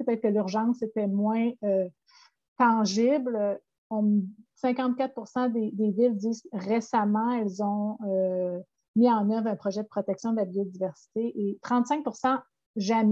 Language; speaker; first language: French; native; French